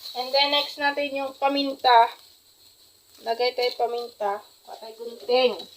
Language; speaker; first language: Filipino; non-native, local second language; Hiligaynon